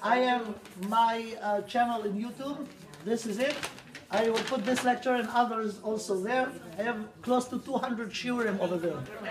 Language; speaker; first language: English; non-native, fluent; Hebrew